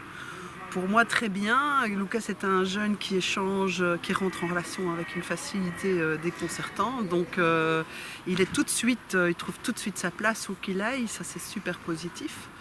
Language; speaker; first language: French; native; French